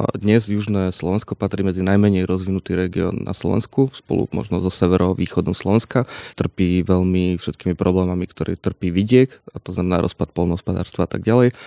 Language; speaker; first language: Slovak; native; Slovak